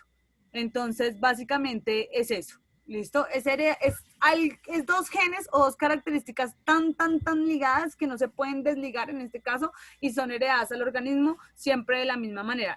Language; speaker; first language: Spanish; native; Spanish